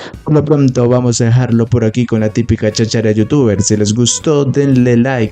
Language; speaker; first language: Spanish; native; Spanish